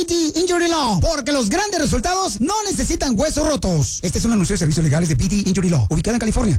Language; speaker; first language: Spanish; native; Spanish